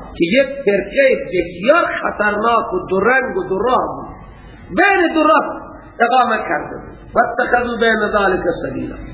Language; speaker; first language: Persian; native; Persian